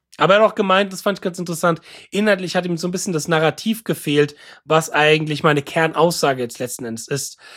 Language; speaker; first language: German; native; German